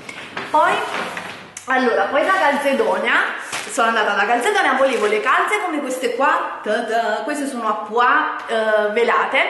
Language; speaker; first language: Italian; native; Italian